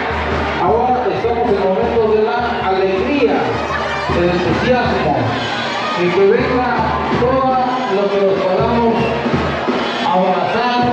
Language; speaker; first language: Spanish; native; Spanish